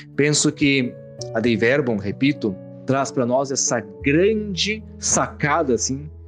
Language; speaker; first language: Portuguese; native; Portuguese